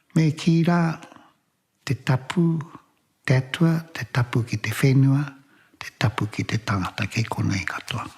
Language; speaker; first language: Māori; native; Māori